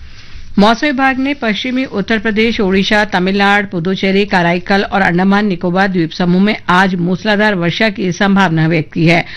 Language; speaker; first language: Hindi; native; Hindi